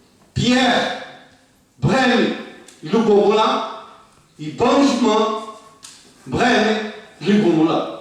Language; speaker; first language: French; non-native, fluent; Portuguese